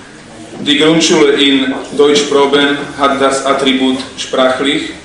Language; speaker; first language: German; non-native, fluent; Slovak